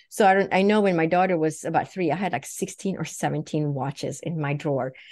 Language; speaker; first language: English; non-native, fluent; Swedish